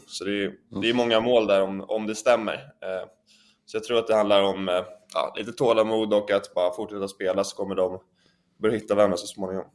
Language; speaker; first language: Swedish; native; Swedish